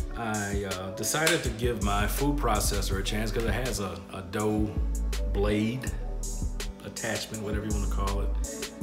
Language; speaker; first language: English; native; English